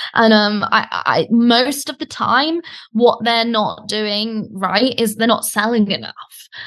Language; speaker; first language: English; native; English